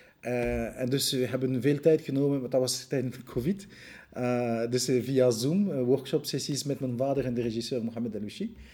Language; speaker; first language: Dutch; non-native, local second language; French